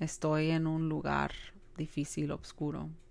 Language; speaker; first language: Spanish; early bilingual, heritage; Spanish